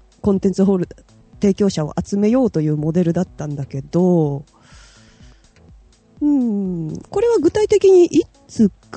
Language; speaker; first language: Japanese; native; Japanese